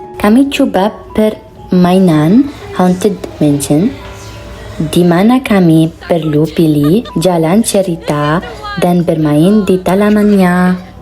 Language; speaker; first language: Malay; non-native, learner; Arabic